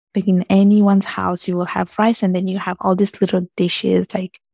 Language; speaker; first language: English; early bilingual, heritage; Italian